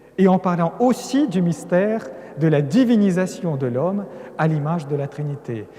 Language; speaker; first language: French; non-native, fluent; Russian